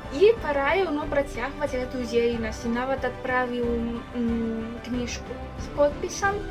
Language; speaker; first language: Belarusian; non-native, fluent; Spanish